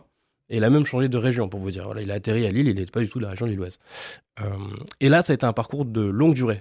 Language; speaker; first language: French; native; French